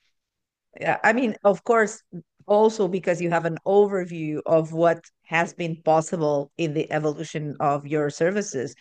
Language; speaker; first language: English; non-native, fluent; Portuguese